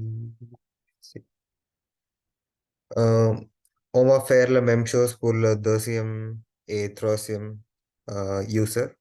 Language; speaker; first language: French; non-native, learner; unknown